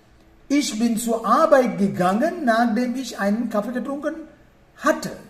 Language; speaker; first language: German; non-native, fluent; Sinhala